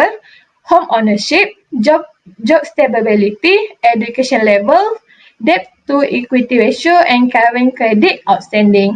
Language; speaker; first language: English; non-native, local second language; Malay